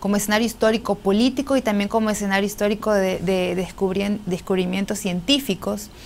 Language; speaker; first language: Spanish; native; Spanish